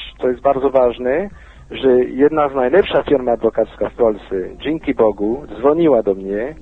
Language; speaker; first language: Polish; non-native, fluent; French